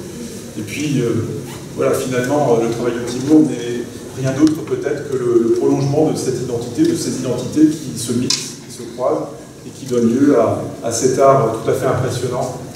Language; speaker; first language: French; native; French